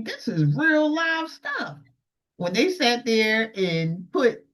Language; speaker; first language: English; native; English